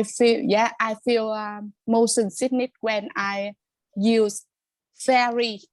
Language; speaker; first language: English; non-native, learner; Vietnamese